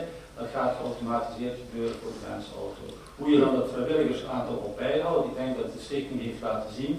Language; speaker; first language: Dutch; native; Dutch